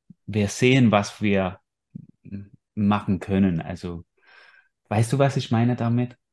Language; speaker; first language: German; non-native, fluent; English